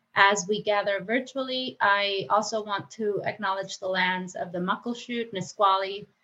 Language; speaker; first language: English; non-native, fluent; Spanish